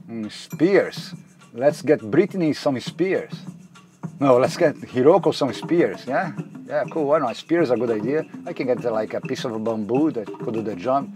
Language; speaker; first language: English; non-native, fluent; Portuguese